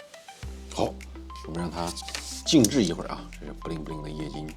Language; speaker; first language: Chinese; native; Chinese